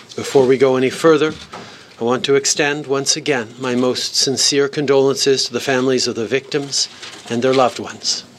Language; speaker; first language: English; early bilingual, other home language; French